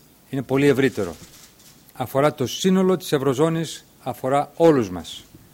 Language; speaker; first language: Greek; native; Greek